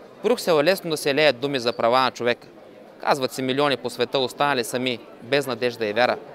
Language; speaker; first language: Bulgarian; non-native, local second language; Turkish